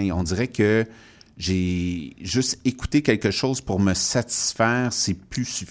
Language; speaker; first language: French; native; French